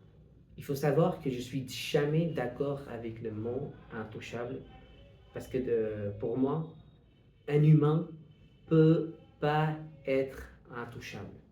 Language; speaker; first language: French; non-native, fluent; Hindi